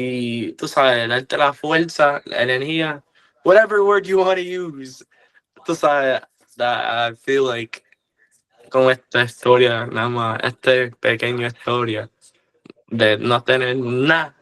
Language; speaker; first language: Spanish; early bilingual, heritage; Spanish